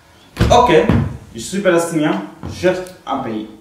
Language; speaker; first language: French; non-native, fluent; Arabic